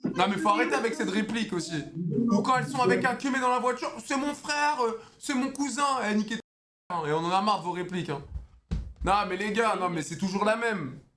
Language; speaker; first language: French; native; French